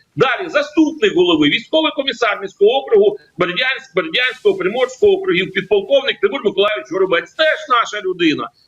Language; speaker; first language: Ukrainian; native; Ukrainian